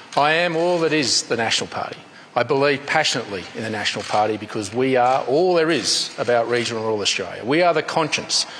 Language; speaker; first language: English; native; English